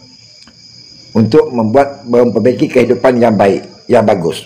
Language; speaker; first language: Malay; native; Malay